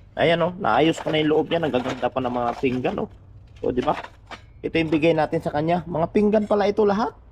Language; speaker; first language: Filipino; native; Filipino